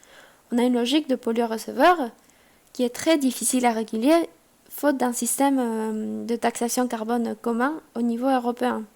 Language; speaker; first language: French; non-native, fluent; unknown